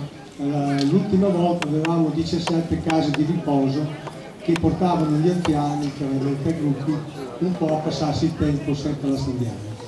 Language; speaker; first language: Italian; native; Italian